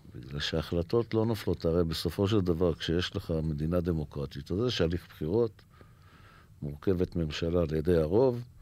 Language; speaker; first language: Hebrew; native; Hebrew